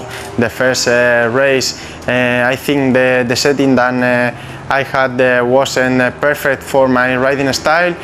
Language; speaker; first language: English; non-native, fluent; Spanish